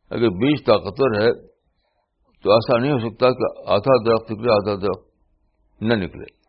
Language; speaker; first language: Urdu; native; Urdu